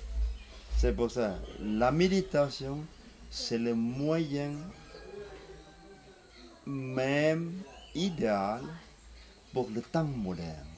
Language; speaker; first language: French; non-native, fluent; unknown